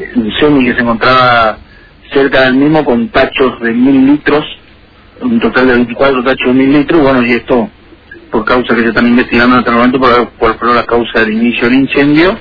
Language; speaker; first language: Spanish; native; Spanish